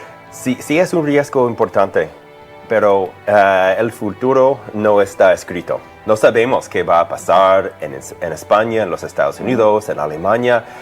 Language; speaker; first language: Spanish; non-native, fluent; English